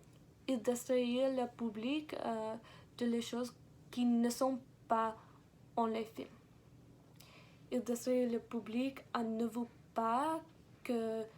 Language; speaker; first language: French; non-native, learner; English